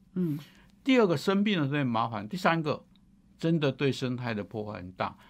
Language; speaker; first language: Chinese; native; Chinese